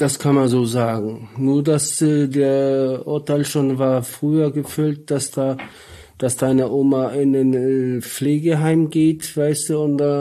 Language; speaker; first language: German; non-native, learner; Polish